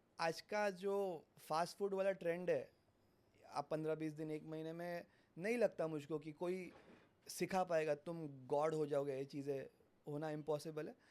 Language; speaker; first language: Hindi; non-native, local second language; Marathi